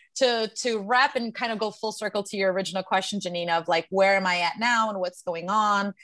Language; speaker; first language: English; native; English